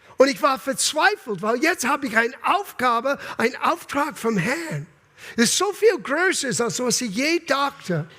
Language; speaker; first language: German; non-native, fluent; English